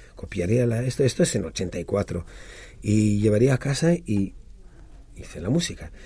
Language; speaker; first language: Spanish; early bilingual, other home language; Hebrew